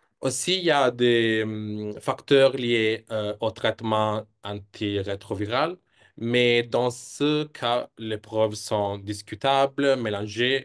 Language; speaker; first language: French; non-native, fluent; Italian